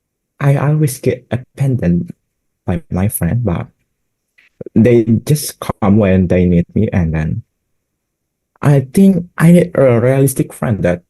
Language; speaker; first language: English; non-native, learner; Indonesian